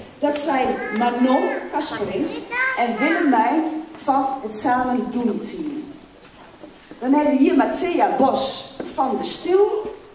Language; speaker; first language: Dutch; native; Dutch